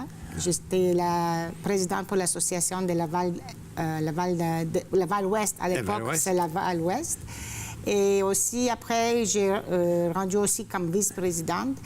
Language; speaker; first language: French; non-native, fluent; Greek